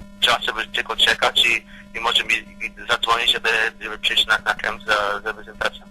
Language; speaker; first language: Polish; early bilingual, heritage; Polish